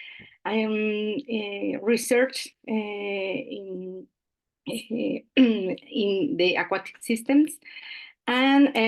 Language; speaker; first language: English; non-native, learner; Spanish